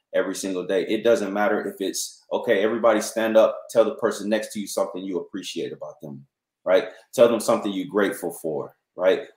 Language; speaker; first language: English; native; English